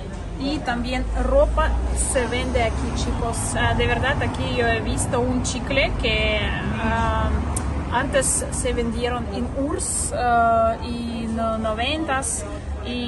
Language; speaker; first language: Spanish; non-native, learner; Russian